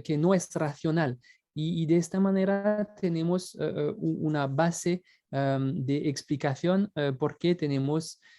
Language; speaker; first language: Spanish; non-native, fluent; French